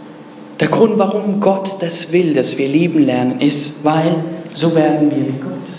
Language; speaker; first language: German; non-native, fluent; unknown